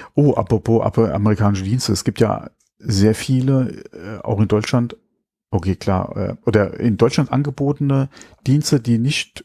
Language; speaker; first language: German; native; German